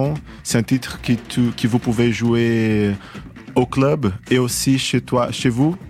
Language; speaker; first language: French; non-native, fluent; Portuguese